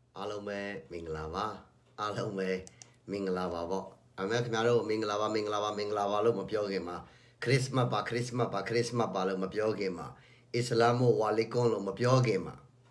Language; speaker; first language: Burmese; non-native, local second language; Kachin